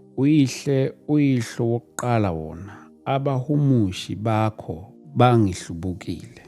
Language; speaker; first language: Zulu; native; Zulu